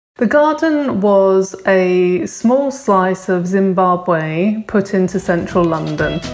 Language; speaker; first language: English; native; English